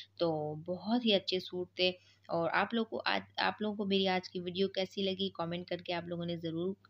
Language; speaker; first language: Urdu; native; Urdu